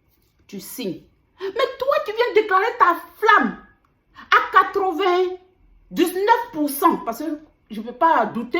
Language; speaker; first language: French; native; French